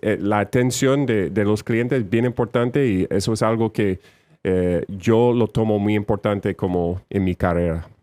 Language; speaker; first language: Spanish; non-native, fluent; English